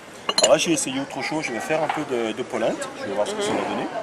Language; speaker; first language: French; native; French